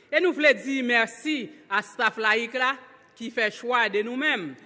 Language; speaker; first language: French; non-native, local second language; Haitian Creole